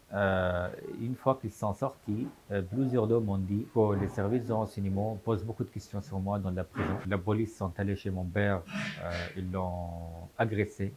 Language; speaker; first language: French; non-native, fluent; Arabic